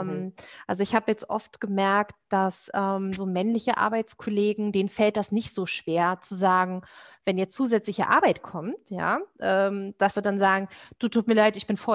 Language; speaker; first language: German; native; German